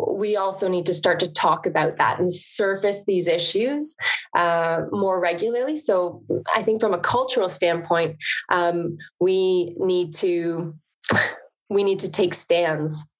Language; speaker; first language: English; native; English